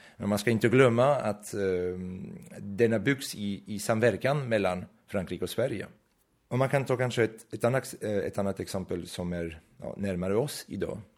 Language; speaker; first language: Swedish; non-native, fluent; French